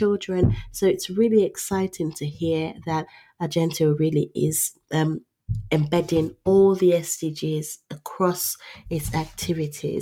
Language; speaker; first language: English; non-native, local second language; Yoruba